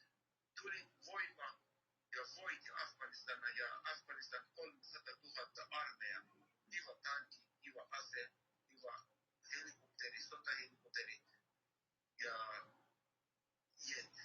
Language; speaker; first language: Finnish; non-native, learner; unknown